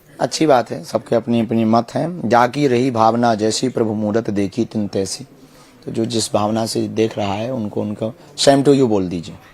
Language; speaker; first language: Hindi; native; Hindi